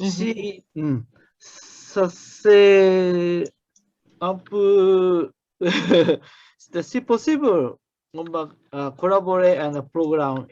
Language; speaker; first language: French; non-native, learner; Japanese